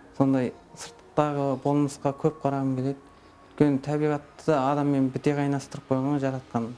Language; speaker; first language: Kazakh; native; Kazakh